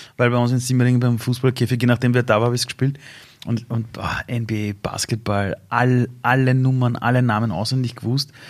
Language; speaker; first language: German; early bilingual, other home language; Persian